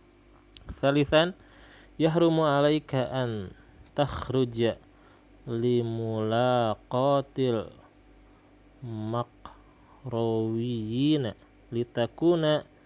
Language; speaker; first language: Arabic; non-native, fluent; Indonesian